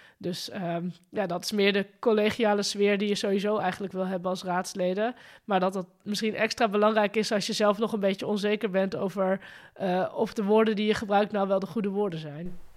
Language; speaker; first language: Dutch; native; Dutch